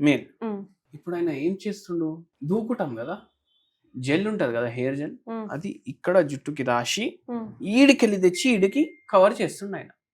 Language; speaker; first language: Telugu; native; Telugu